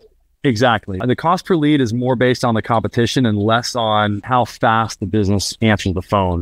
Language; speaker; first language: English; native; English